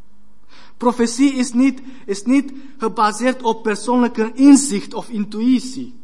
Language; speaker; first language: Dutch; non-native, fluent; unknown